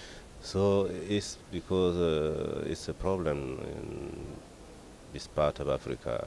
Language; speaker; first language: English; non-native, learner; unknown